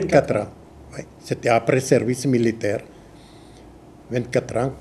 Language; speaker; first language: French; non-native, fluent; Croatian